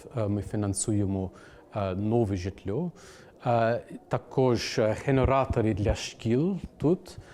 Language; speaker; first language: Ukrainian; non-native, fluent; English